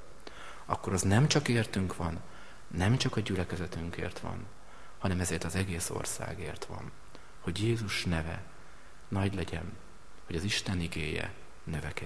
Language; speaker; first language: Hungarian; native; Hungarian